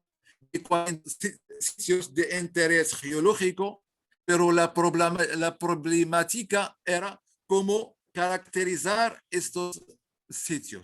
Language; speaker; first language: Spanish; non-native, learner; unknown